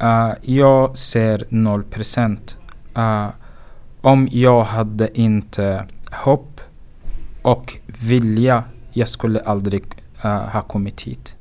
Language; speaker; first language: Swedish; non-native, fluent; Arabic